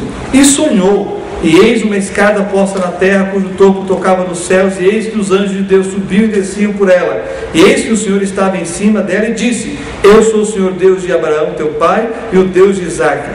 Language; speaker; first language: Portuguese; native; Portuguese